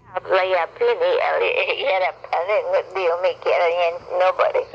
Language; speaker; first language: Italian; early bilingual, heritage; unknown